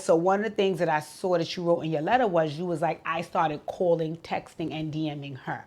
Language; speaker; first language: English; native; English